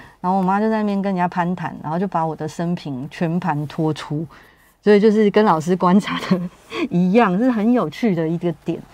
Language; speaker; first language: Chinese; native; Chinese